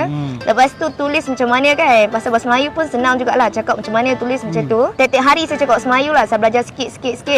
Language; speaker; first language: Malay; non-native, fluent; Vietnamese